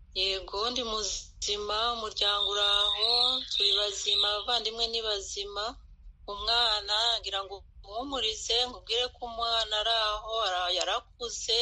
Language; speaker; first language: Kinyarwanda; native; Kinyarwanda